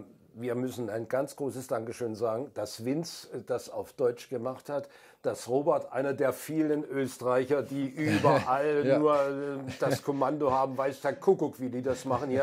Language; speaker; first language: German; native; German